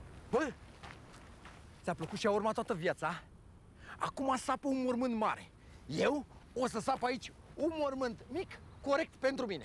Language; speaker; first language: Romanian; native; Romanian